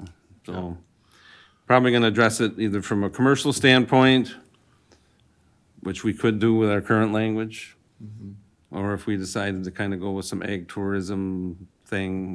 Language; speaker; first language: English; native; English